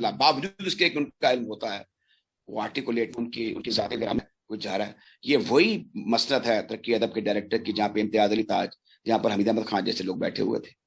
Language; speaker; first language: Urdu; non-native, local second language; Punjabi